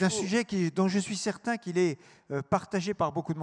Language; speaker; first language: French; native; French